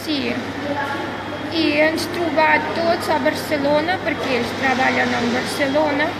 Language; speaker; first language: Catalan; non-native, fluent; Russian